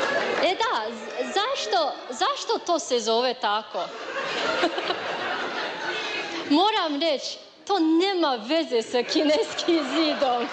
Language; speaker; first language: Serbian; non-native, learner; Chinese